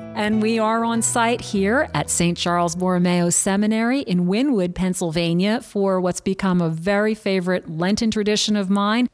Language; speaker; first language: English; native; English